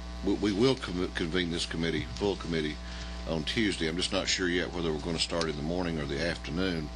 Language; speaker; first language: English; native; English